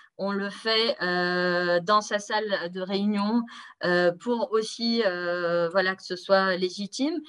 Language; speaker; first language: French; native; French